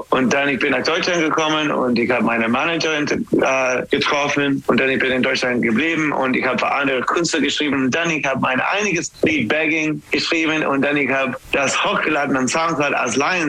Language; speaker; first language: German; non-native, learner; English